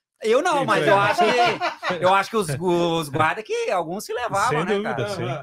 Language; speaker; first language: Portuguese; native; Portuguese